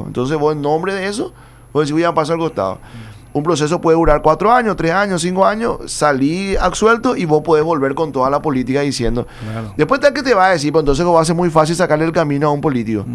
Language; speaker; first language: Spanish; native; Spanish